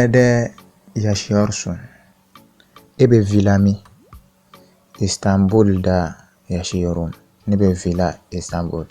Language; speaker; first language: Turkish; non-native, fluent; Bambara